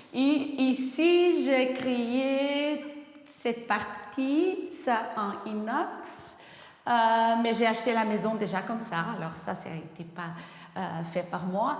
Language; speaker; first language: French; non-native, fluent; Portuguese